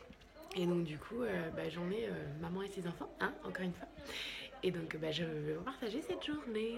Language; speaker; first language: French; native; French